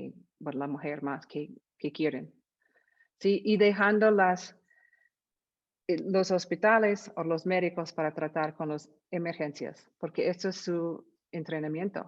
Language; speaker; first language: Spanish; non-native, fluent; English